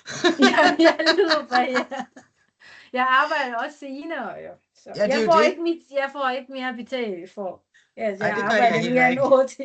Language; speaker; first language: Danish; non-native, learner; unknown